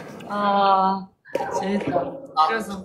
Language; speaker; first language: Korean; non-native, fluent; Thai